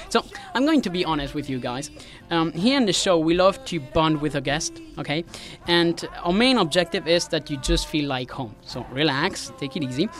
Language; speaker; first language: English; non-native, fluent; Spanish